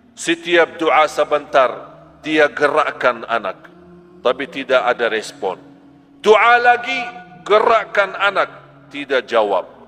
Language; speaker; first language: Malay; non-native, fluent; Arabic